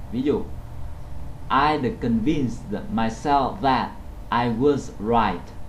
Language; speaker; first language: English; non-native, fluent; Vietnamese